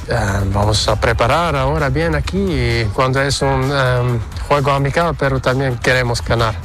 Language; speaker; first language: Spanish; early bilingual, heritage; Spanish